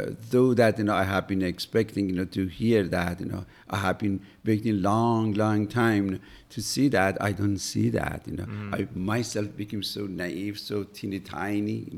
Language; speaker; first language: English; non-native, fluent; Persian